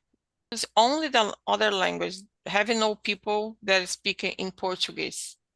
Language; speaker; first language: English; non-native, learner; Portuguese